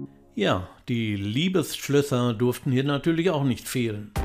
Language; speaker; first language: German; native; German